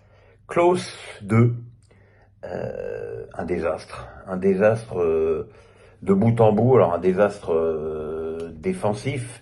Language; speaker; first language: French; native; French